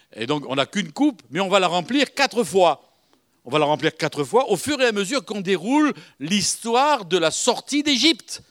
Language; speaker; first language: French; native; French